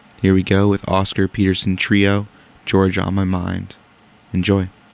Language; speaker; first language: English; native; English